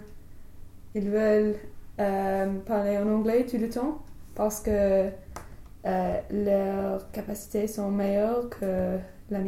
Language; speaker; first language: French; non-native, learner; English